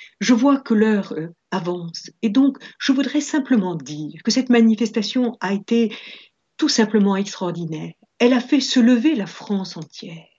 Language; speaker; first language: French; native; French